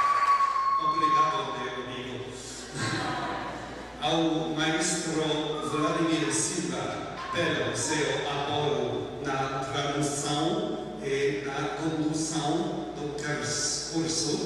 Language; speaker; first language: Portuguese; non-native, learner; English